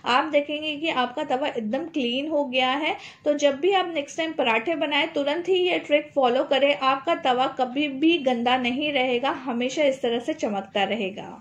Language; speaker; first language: Hindi; non-native, local second language; Gujarati